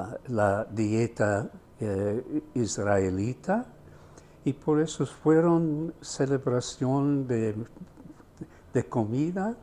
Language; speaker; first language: Spanish; non-native, fluent; German